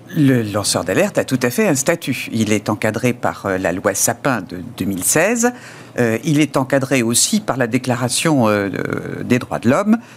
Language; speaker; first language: French; native; French